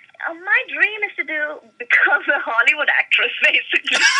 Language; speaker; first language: English; non-native, local second language; Malayalam